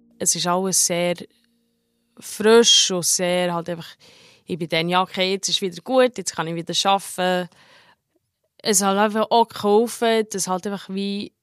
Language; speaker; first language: German; early bilingual, heritage; German